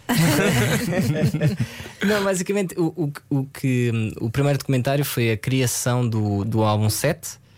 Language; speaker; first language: Portuguese; early bilingual, other home language; French